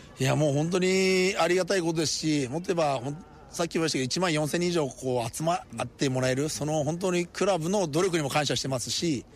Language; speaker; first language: Japanese; native; Japanese